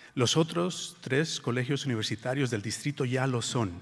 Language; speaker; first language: Spanish; early bilingual, heritage; Spanish